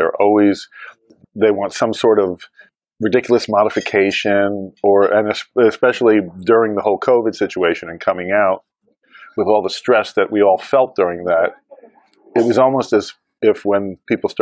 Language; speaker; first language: English; native; English